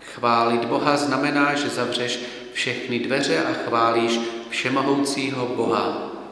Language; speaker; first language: Czech; native; Czech